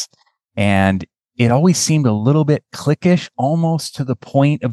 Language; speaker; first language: English; native; English